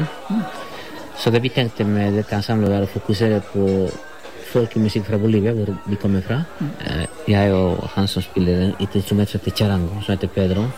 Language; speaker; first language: Norwegian; non-native, fluent; Spanish